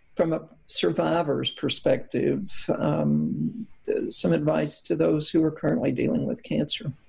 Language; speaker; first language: English; native; English